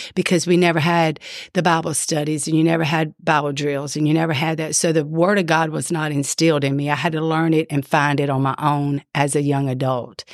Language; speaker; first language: English; native; English